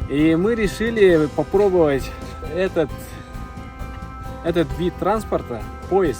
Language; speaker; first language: Russian; native; Russian